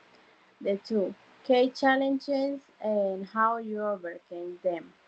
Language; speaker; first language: English; non-native, learner; Spanish